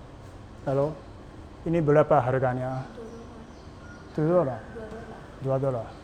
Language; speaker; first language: Indonesian; non-native, learner; Japanese